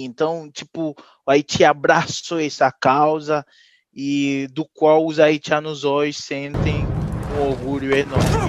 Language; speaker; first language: Portuguese; non-native, fluent; Haitian Creole